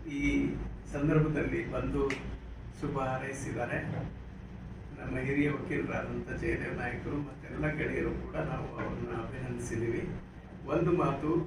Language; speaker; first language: Kannada; non-native, local second language; Lambadi